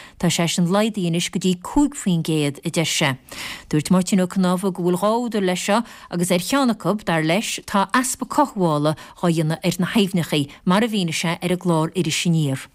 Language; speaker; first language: Irish; native; Irish